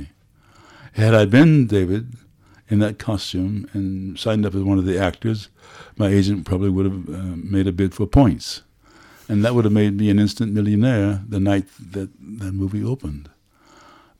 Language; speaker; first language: English; native; English